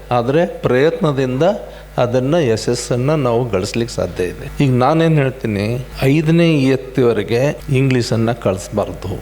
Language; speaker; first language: Kannada; native; Kannada